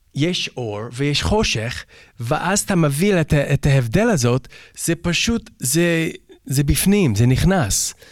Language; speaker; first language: Hebrew; non-native, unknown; English